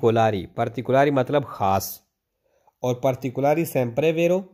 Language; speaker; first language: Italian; non-native, learner; Punjabi